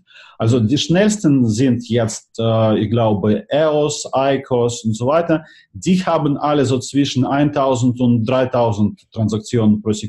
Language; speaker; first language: German; non-native, fluent; Russian